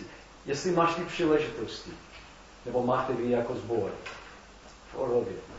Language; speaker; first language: Czech; non-native, fluent; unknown